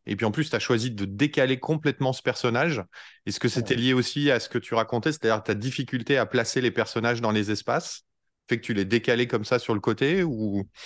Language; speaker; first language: French; native; French